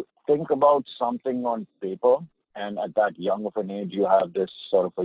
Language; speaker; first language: English; non-native, local second language; Hindi